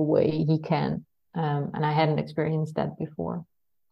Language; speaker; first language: English; non-native, fluent; Dutch